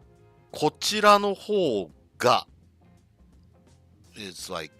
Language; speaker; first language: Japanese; non-native, learner; English